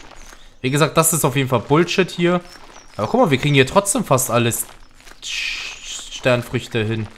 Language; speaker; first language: German; native; German